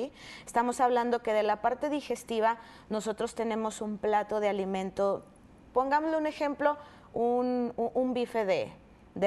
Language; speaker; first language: Spanish; native; Spanish